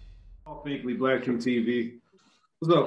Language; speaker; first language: English; native; English